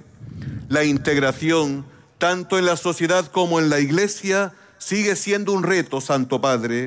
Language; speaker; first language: Spanish; native; Spanish